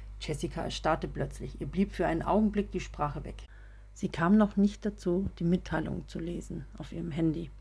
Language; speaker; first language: German; native; German